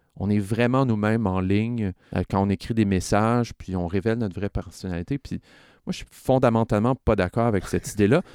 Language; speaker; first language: French; native; French